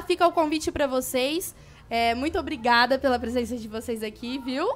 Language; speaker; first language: Portuguese; native; Portuguese